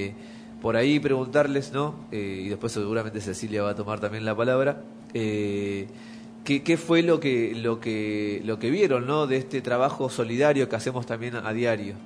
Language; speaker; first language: Spanish; native; Spanish